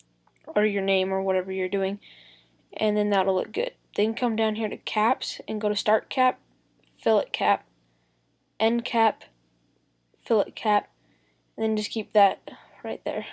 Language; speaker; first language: English; native; English